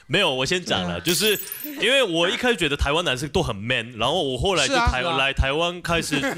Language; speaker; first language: Chinese; non-native, fluent; Korean